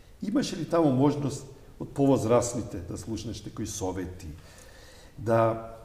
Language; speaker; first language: Macedonian; native; Macedonian